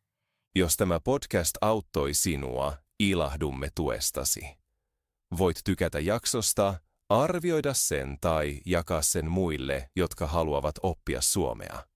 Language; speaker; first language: Finnish; non-native, fluent; Spanish